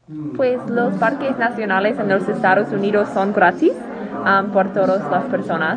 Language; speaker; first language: Spanish; non-native, learner; English